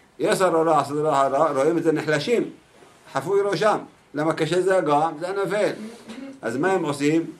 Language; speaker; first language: Hebrew; native; Hebrew